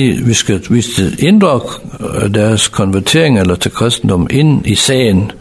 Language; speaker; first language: Danish; non-native, fluent; English